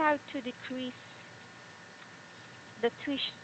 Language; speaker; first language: English; non-native, fluent; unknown